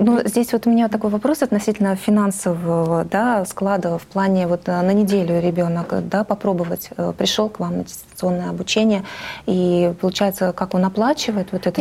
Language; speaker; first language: Russian; native; Russian